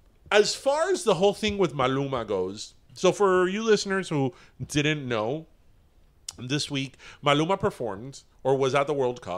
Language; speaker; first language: English; early bilingual, other home language; Spanish